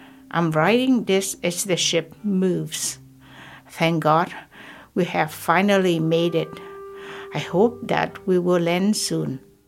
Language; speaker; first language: English; non-native, fluent; Vietnamese